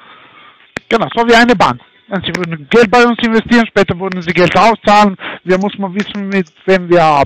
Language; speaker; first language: German; non-native, learner; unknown